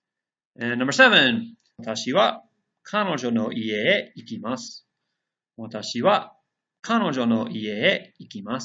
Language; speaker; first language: Japanese; non-native, learner; English